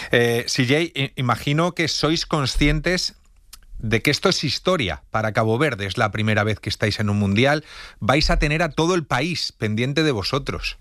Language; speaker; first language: Spanish; native; Spanish